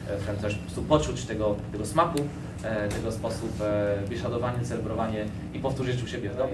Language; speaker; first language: Polish; non-native, learner; French